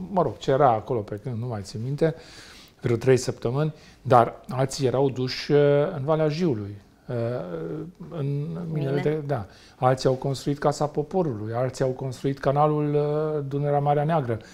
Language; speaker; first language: Romanian; non-native, local second language; Hungarian